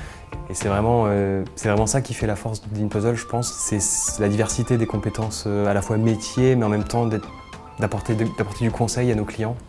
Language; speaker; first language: French; native; French